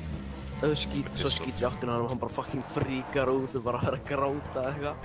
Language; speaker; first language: Icelandic; native; Icelandic